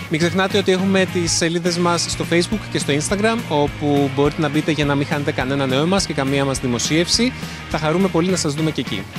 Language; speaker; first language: Greek; native; Greek